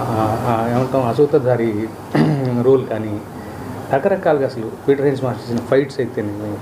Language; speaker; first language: Telugu; native; Telugu